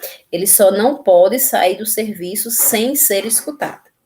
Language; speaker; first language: Portuguese; native; Portuguese